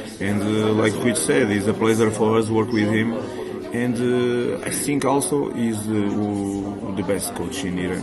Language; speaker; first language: English; non-native, learner; Portuguese